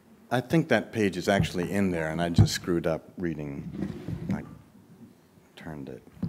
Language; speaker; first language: English; native; English